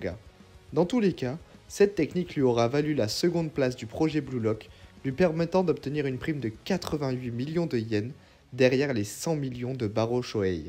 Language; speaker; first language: French; native; French